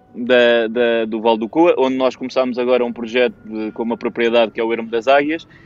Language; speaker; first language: Portuguese; native; Portuguese